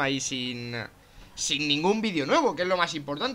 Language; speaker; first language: Spanish; native; Spanish